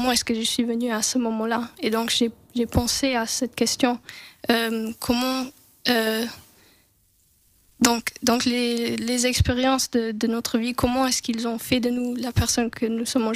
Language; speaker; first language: French; non-native, local second language; English